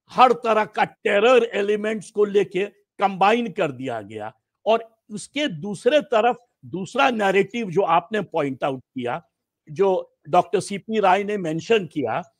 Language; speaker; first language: Hindi; native; Hindi